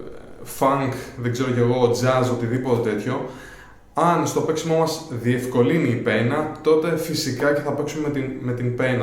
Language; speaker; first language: Greek; native; Greek